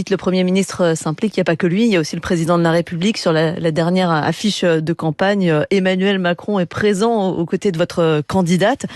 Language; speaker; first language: French; native; French